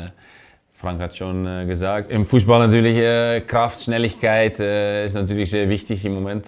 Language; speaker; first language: German; non-native, fluent; Dutch